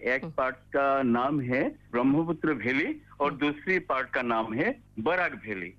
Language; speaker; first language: Hindi; non-native, local second language; Bangla